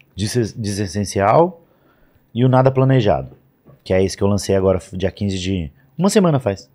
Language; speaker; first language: Portuguese; native; Portuguese